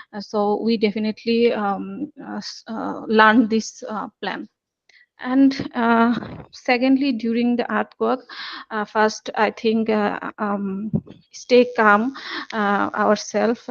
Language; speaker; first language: English; non-native, learner; Bangla